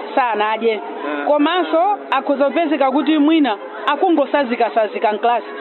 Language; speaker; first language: Nyanja; native; Nyanja